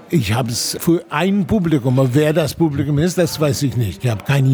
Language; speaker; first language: German; non-native, fluent; English